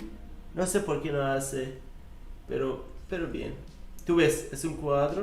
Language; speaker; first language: Spanish; non-native, fluent; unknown